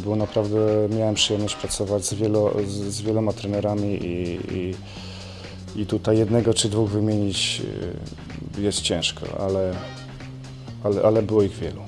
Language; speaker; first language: Polish; native; Polish